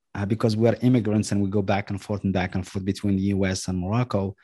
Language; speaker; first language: English; non-native, fluent; Arabic